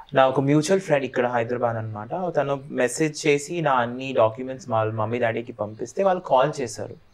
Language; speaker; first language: Telugu; non-native, fluent; Bangla